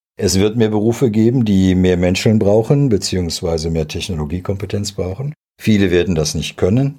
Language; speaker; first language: German; early bilingual, other home language; Serbian